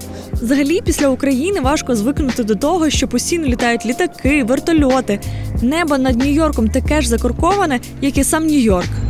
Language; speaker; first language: Ukrainian; native; Ukrainian